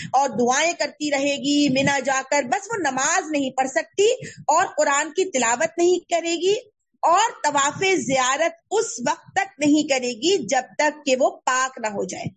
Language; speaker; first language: Urdu; native; Urdu